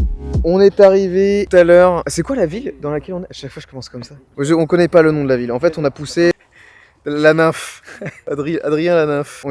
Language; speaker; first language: French; native; French